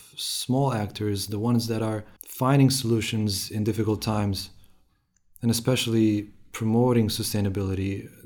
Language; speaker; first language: English; non-native, fluent; Romanian